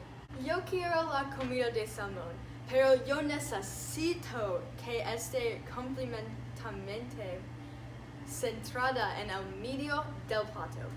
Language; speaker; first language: Spanish; non-native, learner; English